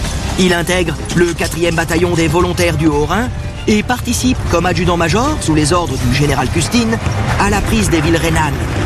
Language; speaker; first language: French; native; French